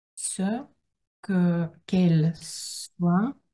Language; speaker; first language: French; non-native, learner; Russian